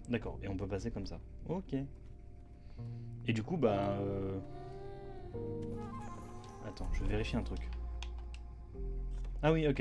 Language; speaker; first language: French; native; French